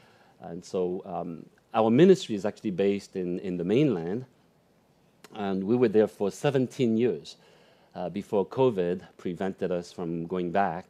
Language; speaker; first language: English; non-native, fluent; French